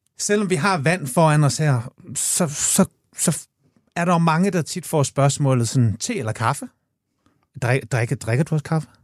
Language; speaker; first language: Danish; native; Danish